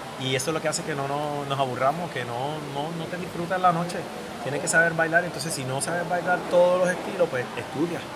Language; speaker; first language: Spanish; native; Spanish